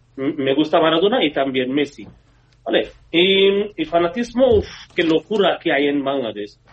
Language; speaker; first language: Spanish; non-native, learner; Bangla